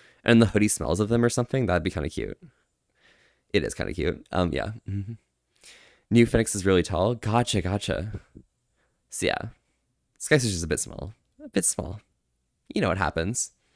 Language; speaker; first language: English; native; English